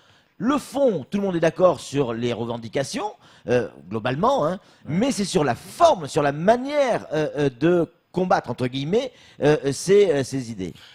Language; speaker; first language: French; native; French